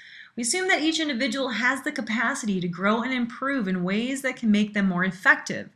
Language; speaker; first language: English; native; English